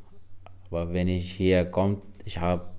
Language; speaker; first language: German; non-native, learner; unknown